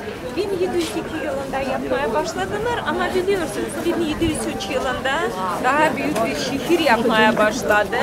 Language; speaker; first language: Turkish; non-native, fluent; Russian